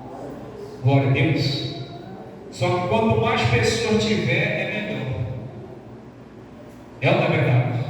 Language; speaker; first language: Portuguese; native; Portuguese